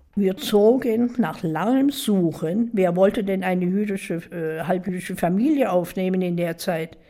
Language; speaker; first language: German; native; German